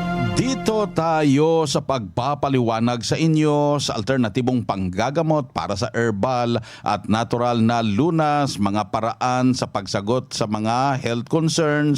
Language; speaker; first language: Filipino; native; Filipino